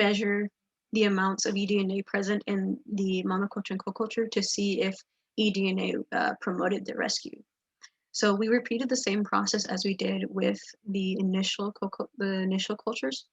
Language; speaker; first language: English; native; English